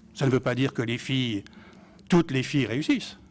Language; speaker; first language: French; native; French